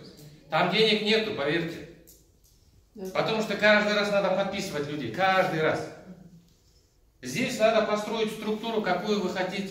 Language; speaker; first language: Russian; non-native, local second language; Kazakh